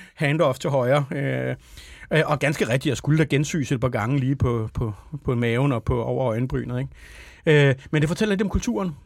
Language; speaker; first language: Danish; native; Danish